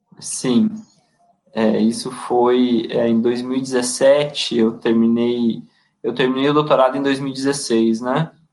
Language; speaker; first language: Portuguese; native; Portuguese